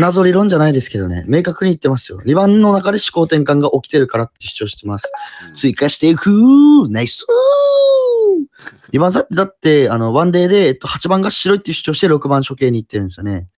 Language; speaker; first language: Japanese; native; Japanese